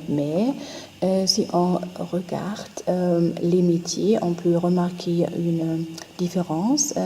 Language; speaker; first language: French; non-native, fluent; German